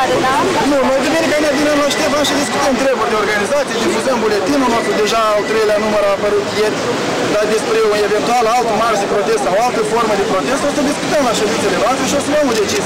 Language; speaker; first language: Romanian; native; Romanian